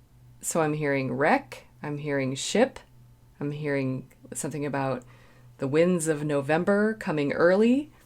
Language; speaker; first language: English; native; English